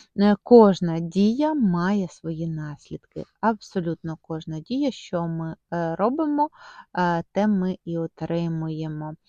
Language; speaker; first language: Ukrainian; non-native, local second language; Russian